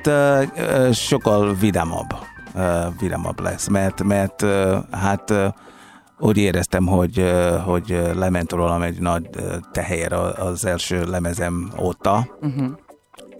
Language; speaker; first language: Hungarian; non-native, fluent; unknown